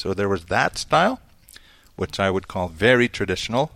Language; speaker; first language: English; non-native, fluent; Cree